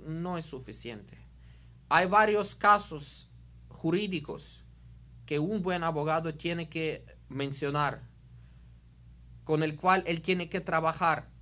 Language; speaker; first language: Spanish; non-native, fluent; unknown